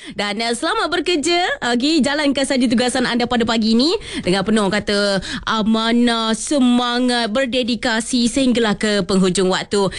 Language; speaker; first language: Malay; native; Malay